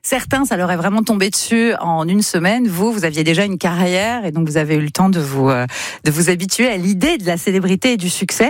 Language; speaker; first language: French; native; French